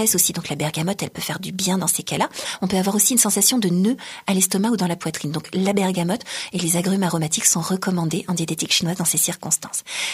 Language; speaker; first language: French; native; French